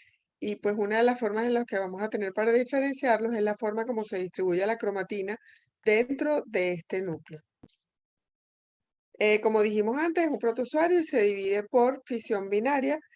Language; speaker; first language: Spanish; native; Spanish